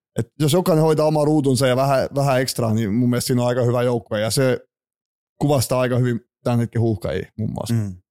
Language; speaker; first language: Finnish; early bilingual, other home language; Czech